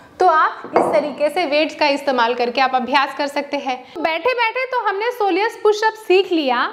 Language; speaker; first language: Hindi; native; Hindi